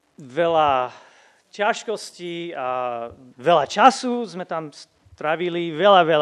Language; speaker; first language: Slovak; non-native, fluent; English